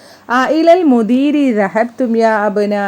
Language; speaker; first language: Arabic; non-native, fluent; Malayalam